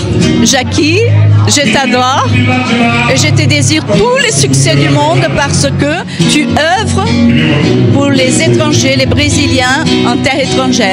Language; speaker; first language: French; non-native, fluent; Portuguese